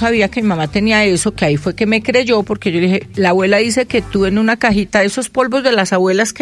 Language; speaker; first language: Spanish; native; Spanish